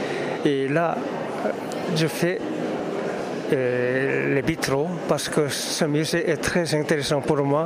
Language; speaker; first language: French; non-native, fluent; Korean